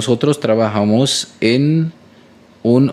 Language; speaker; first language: Spanish; non-native, learner; Hindi